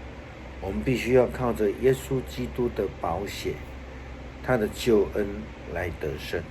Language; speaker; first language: Chinese; native; Chinese